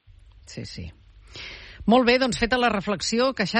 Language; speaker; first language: Catalan; native; Catalan